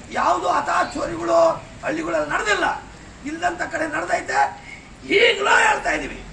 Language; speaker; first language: Kannada; native; Kannada